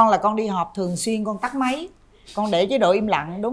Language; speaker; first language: Vietnamese; native; Vietnamese